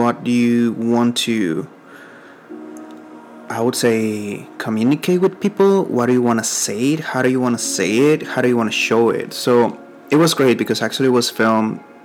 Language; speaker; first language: English; non-native, fluent; Spanish